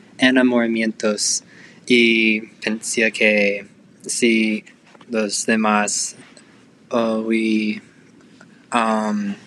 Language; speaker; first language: Spanish; non-native, learner; English